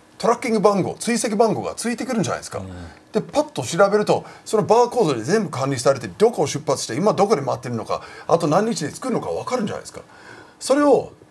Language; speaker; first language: Japanese; non-native, fluent; English